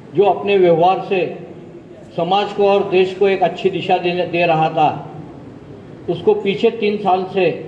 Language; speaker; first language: Hindi; non-native, local second language; Marathi